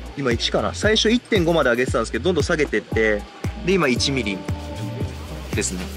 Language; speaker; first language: Japanese; native; Japanese